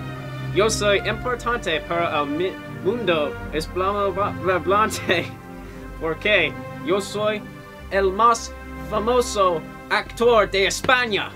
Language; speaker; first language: Spanish; non-native, learner; English